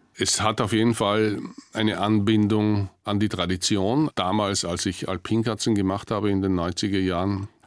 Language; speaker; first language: German; native; German